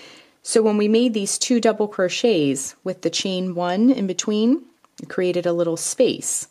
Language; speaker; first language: English; native; English